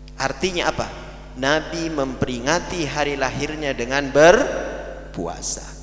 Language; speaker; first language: Indonesian; non-native, local second language; Madurese